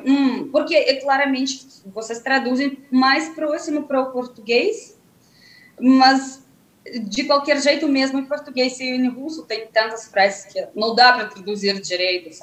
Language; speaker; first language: Portuguese; non-native, fluent; Russian